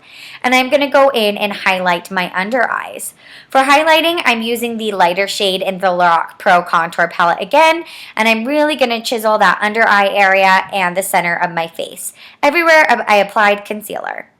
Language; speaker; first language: English; native; English